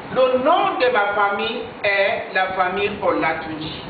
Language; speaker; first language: French; non-native, fluent; Yoruba